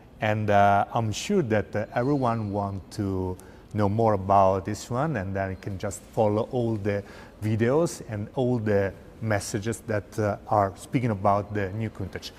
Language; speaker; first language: English; non-native, fluent; Italian